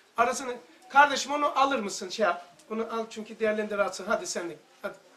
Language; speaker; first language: Turkish; native; Turkish